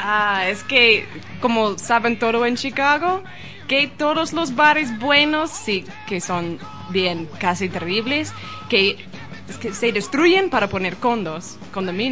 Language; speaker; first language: Spanish; non-native, learner; English